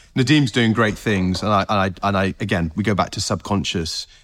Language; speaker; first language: English; native; English